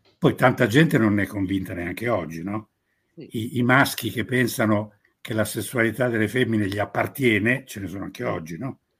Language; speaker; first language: Italian; native; Italian